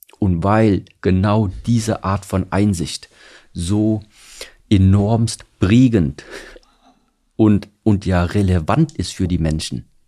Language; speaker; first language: German; early bilingual, other home language; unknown